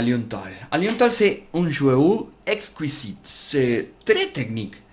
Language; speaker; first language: French; non-native, learner; Spanish